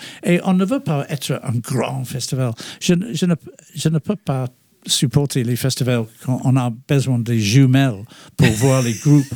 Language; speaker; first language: French; non-native, fluent; English